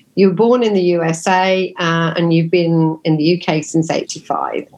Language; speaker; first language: English; native; English